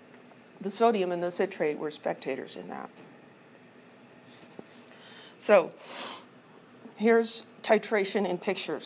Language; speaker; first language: English; native; English